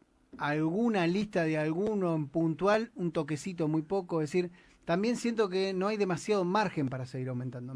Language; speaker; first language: Spanish; native; Spanish